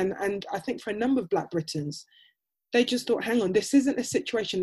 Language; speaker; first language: English; native; English